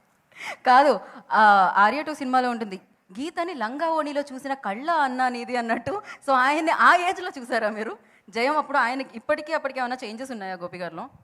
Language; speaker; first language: Telugu; native; Telugu